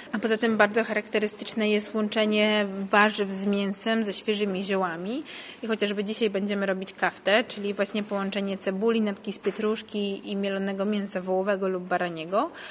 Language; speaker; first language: Polish; native; Polish